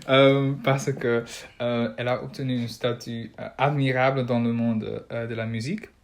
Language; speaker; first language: French; non-native, learner; Dutch